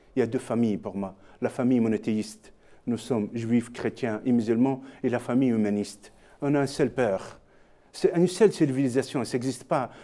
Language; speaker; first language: French; non-native, local second language; Arabic